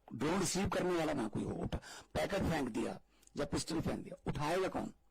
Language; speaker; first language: Hindi; non-native, local second language; Punjabi